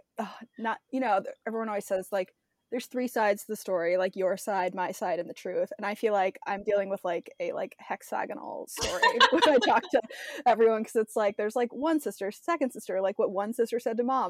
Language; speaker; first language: English; native; English